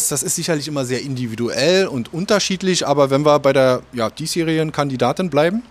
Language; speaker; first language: German; native; German